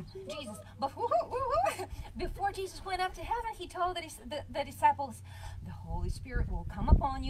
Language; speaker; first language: English; non-native, fluent; Bulgarian